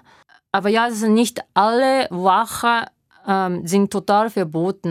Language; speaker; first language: German; non-native, learner; Japanese